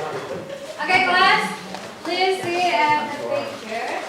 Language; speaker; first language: English; non-native, learner; Indonesian